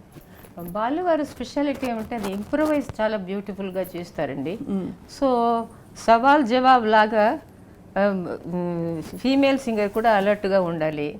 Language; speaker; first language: Telugu; non-native, local second language; Tamil